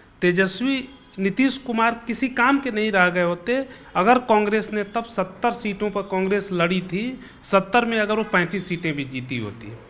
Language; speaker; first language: Hindi; native; Hindi